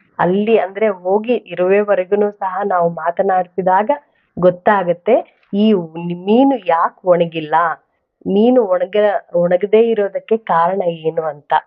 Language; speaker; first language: Kannada; non-native, local second language; Telugu